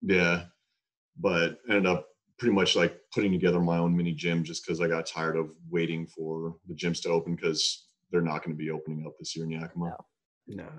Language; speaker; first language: English; native; English